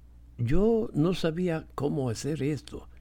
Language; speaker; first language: Spanish; non-native, fluent; English